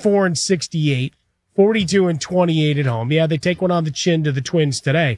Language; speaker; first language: English; native; English